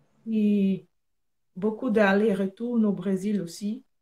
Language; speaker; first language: French; non-native, learner; Portuguese